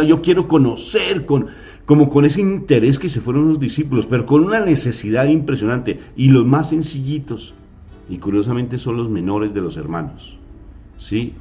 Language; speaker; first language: Spanish; native; Spanish